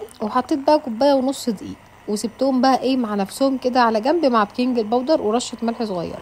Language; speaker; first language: Arabic; native; Arabic